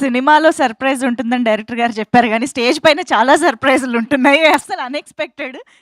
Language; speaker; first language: Telugu; native; Telugu